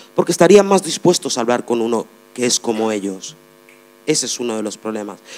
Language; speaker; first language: Spanish; non-native, fluent; Arabic